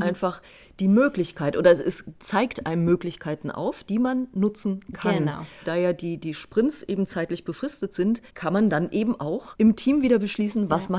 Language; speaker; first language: German; native; German